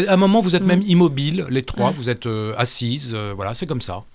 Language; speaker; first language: French; native; French